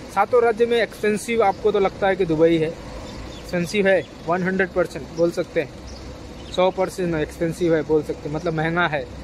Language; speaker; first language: Hindi; non-native, local second language; Gujarati